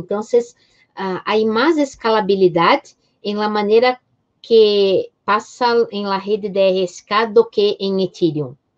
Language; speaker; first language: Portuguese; non-native, fluent; Spanish